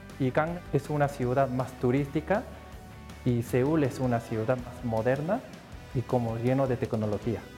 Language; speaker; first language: Spanish; non-native, fluent; Korean